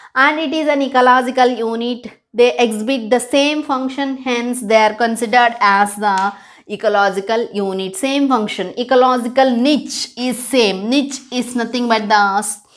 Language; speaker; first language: English; non-native, local second language; Telugu